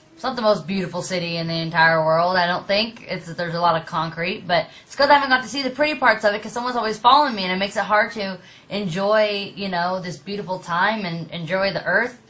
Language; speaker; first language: English; native; English